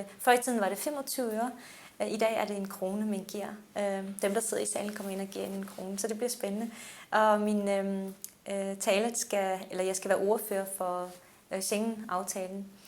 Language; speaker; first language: Danish; early bilingual, other home language; Turkish